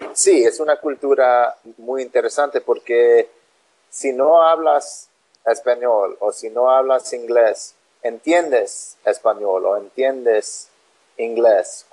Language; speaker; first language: Spanish; non-native, learner; English